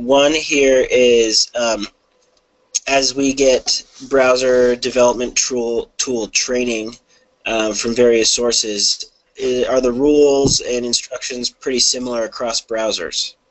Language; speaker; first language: English; native; English